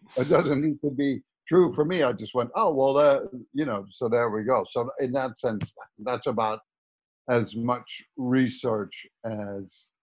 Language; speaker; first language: English; non-native, fluent; Dutch